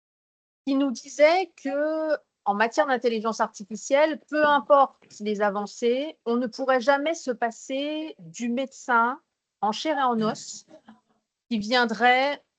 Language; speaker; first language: French; native; French